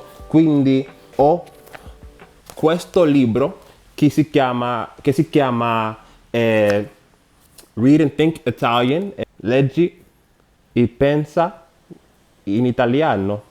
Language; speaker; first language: Italian; non-native, learner; Spanish